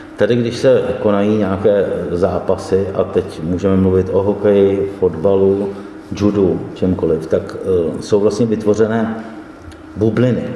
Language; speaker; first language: Czech; native; Czech